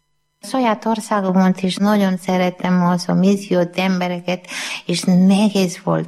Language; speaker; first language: Hungarian; non-native, learner; Malayalam